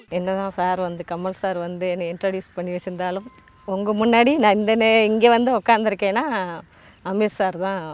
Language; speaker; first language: Tamil; native; Tamil